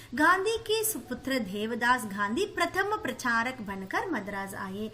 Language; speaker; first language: Hindi; non-native, local second language; Tamil